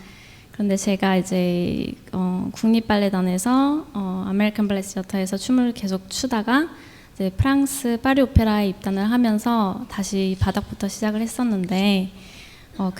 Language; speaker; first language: Korean; native; Korean